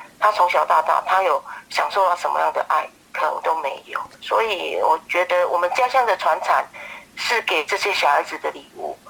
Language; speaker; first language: Chinese; native; Chinese